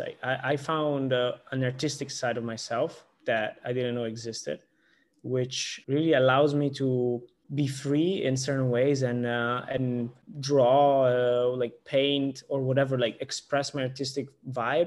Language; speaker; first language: English; non-native, fluent; Italian